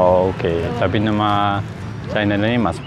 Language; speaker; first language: Indonesian; non-native, learner; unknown